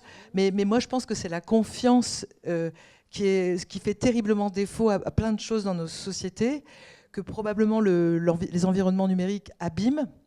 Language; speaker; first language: French; native; French